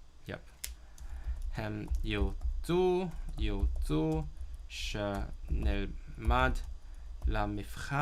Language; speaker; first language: Hebrew; non-native, learner; Cantonese